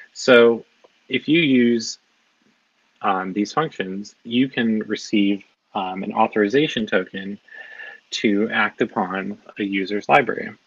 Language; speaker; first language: English; native; English